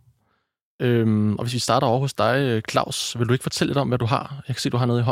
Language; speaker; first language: Danish; native; Danish